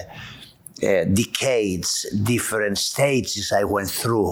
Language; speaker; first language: English; non-native, fluent; Greek